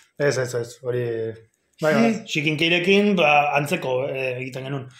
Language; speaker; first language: Basque; non-native, local second language; Spanish